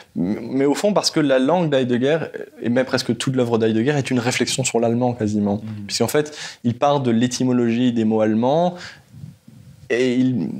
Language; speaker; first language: French; native; French